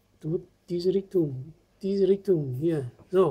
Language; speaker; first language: German; non-native, learner; Vietnamese